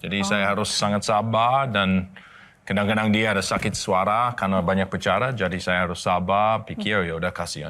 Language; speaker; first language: Indonesian; non-native, learner; English